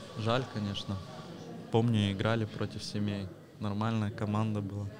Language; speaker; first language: Russian; early bilingual, heritage; Russian